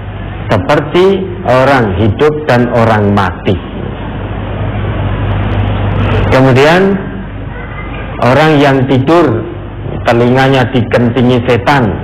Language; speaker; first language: Indonesian; non-native, local second language; Javanese